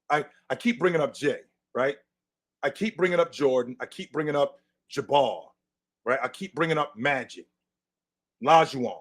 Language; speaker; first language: English; native; English